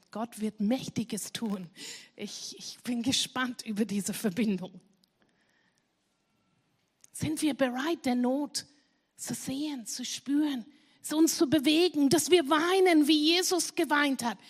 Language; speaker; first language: German; non-native, fluent; English